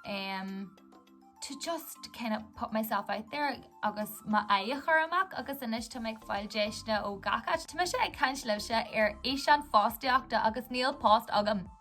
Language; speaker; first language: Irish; non-native, local second language; English